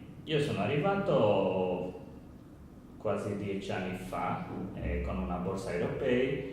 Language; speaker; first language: Italian; non-native, learner; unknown